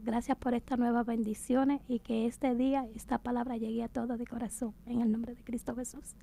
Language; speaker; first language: Spanish; native; Spanish